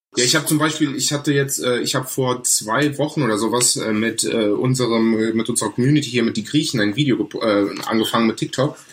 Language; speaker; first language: German; early bilingual, other home language; Greek